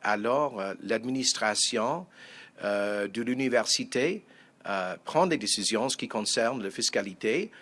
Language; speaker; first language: French; non-native, fluent; English